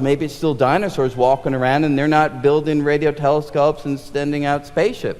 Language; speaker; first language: English; native; English